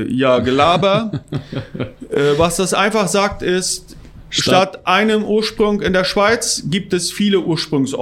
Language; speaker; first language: German; non-native, local second language; Plautdietsch